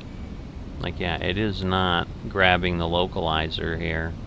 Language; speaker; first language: English; native; English